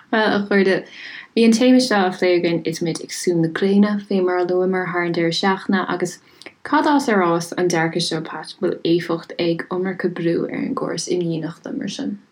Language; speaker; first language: Irish; native; Irish